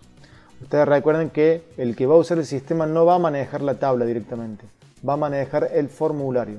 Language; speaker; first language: Spanish; native; Spanish